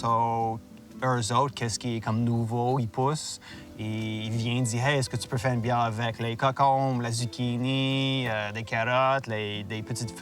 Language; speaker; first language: French; non-native, local second language; English